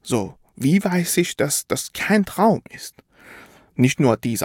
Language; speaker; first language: German; non-native, fluent; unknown